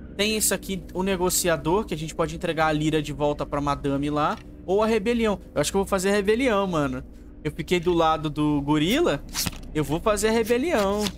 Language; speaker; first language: Portuguese; native; Portuguese